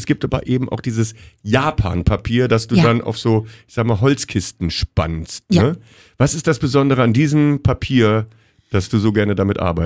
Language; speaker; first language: German; native; German